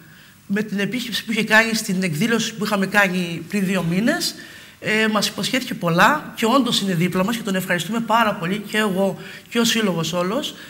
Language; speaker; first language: Greek; native; Greek